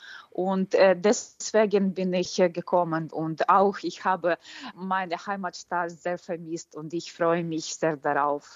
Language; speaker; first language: German; non-native, fluent; Ukrainian